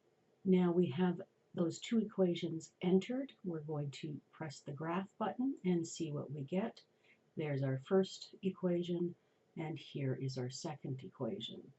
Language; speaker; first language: English; native; English